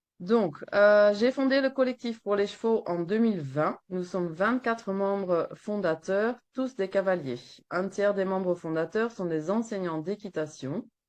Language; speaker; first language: French; non-native, local second language; Dutch